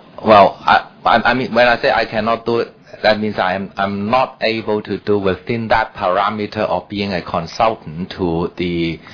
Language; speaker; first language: English; non-native, local second language; Chinese